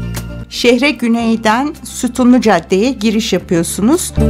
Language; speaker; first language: Turkish; native; Turkish